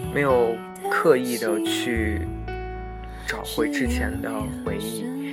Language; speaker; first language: Chinese; native; Chinese